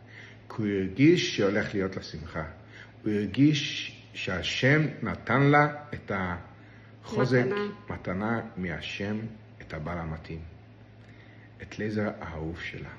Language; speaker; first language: Hebrew; non-native, local second language; Yiddish